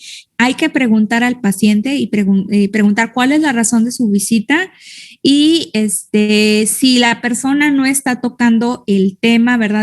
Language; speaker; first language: Spanish; native; Spanish